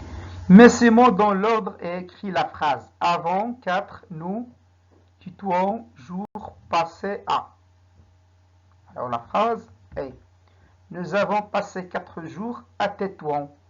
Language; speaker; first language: French; non-native, local second language; Arabic